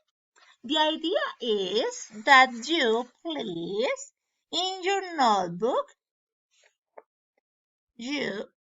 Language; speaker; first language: English; non-native, learner; Spanish